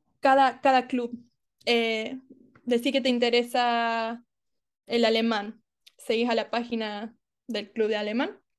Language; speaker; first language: Spanish; early bilingual, heritage; Spanish